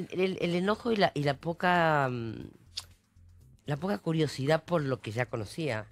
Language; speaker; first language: Spanish; native; Spanish